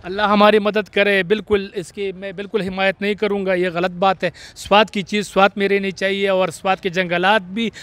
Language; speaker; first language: Urdu; non-native, local second language; Pashto